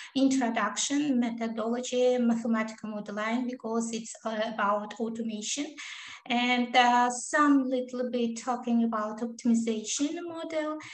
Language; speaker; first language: English; non-native, learner; Kazakh